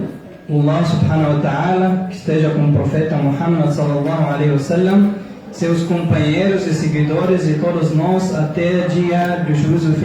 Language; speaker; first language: Portuguese; non-native, fluent; Arabic